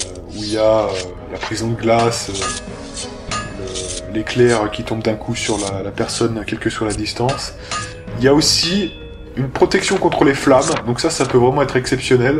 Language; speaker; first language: French; native; French